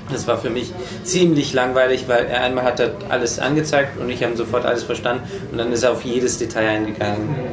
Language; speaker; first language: German; native; German